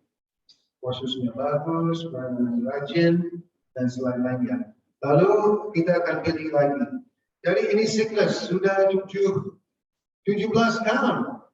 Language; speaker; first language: Indonesian; non-native, fluent; English